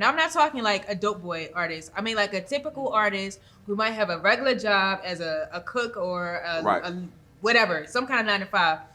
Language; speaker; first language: English; native; English